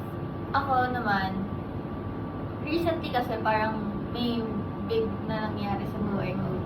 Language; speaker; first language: Filipino; native; Filipino